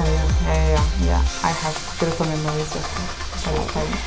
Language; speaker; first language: English; non-native, fluent; French